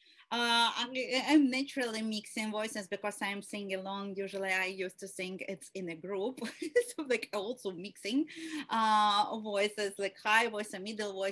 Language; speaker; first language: English; non-native, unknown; Ukrainian